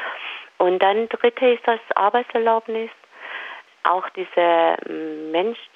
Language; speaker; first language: German; non-native, fluent; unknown